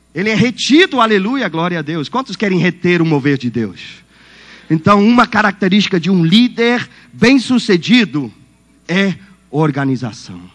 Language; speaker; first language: Portuguese; non-native, fluent; Swiss German